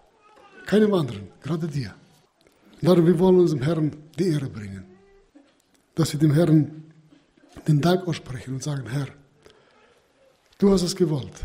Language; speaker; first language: German; non-native, fluent; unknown